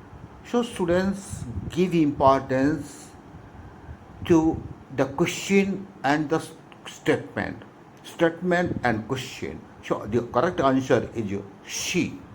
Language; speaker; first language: English; non-native, local second language; Odia